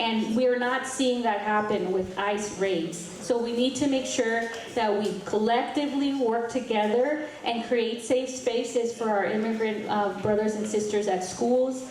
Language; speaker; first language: English; early bilingual, heritage; Spanish